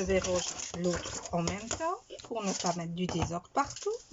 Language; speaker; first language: French; native; French